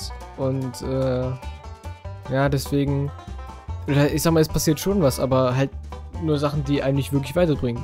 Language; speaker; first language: German; native; German